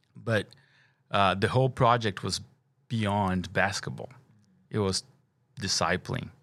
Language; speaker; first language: English; non-native, fluent; Portuguese